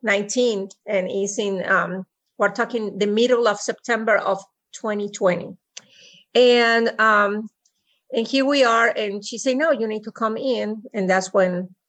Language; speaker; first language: English; non-native, fluent; Spanish